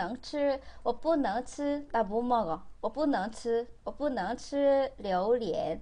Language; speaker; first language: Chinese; non-native, fluent; Korean